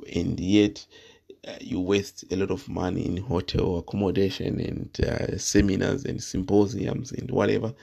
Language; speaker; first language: English; non-native, local second language; Shona